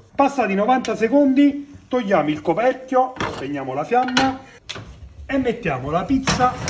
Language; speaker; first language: Italian; native; Italian